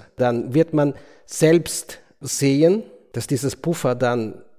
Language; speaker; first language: German; non-native, fluent; Ukrainian